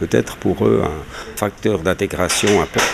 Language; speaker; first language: French; native; French